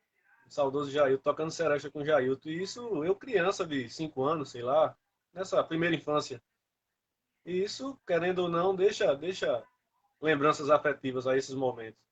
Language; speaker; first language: Portuguese; native; Portuguese